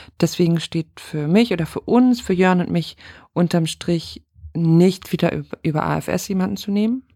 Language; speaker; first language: German; native; German